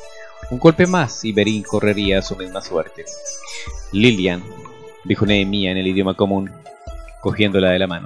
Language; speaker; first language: Spanish; native; Spanish